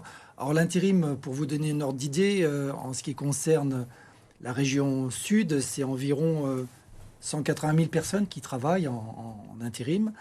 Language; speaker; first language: French; native; French